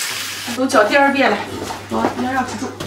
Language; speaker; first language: Chinese; native; Chinese